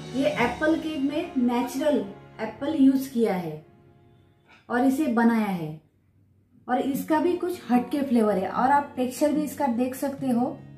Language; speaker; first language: Hindi; non-native, local second language; Marathi